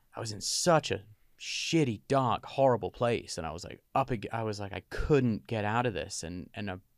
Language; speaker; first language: English; native; English